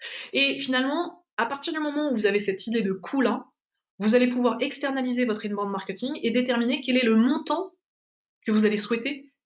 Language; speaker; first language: French; native; French